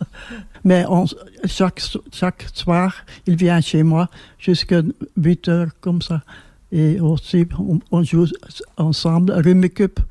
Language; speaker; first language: French; non-native, local second language; Dutch